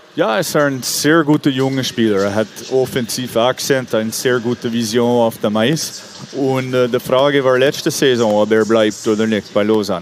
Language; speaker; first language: German; non-native, fluent; English